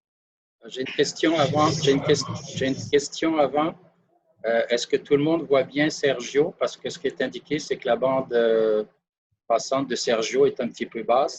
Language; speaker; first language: French; native; French